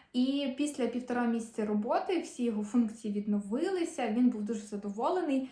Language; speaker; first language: Ukrainian; non-native, local second language; Russian